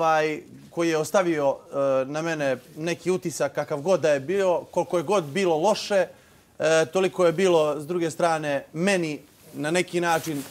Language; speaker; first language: Serbian; native; Serbian